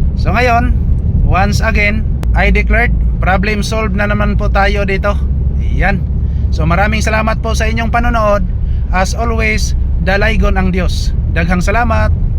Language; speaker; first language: Filipino; non-native, local second language; Cebuano